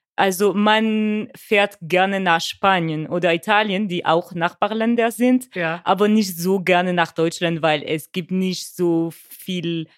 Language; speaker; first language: German; non-native, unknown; French